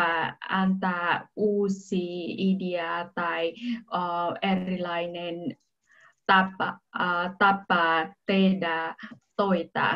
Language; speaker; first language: Finnish; non-native, learner; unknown